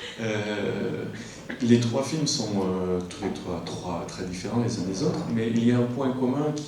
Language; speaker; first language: French; non-native, fluent; Turkish